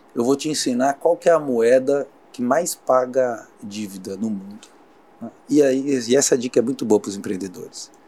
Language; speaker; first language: Portuguese; native; Portuguese